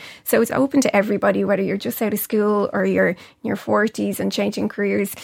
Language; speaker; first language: English; native; English